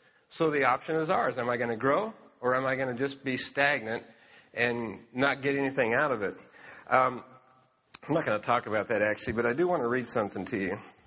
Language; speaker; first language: English; native; English